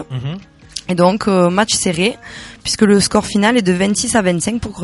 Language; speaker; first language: French; native; French